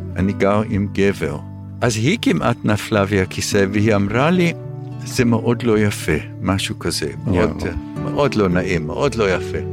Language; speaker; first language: Hebrew; early bilingual, other home language; English